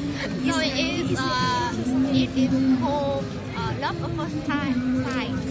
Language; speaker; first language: English; non-native, learner; Vietnamese